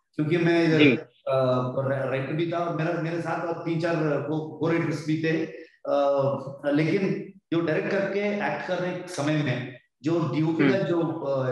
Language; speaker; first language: Hindi; non-native, local second language; Kannada